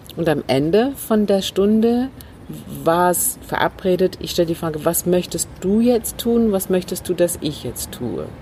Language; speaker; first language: German; non-native, fluent; English